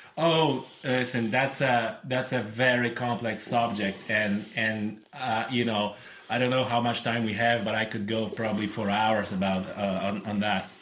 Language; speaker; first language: English; non-native, fluent; Polish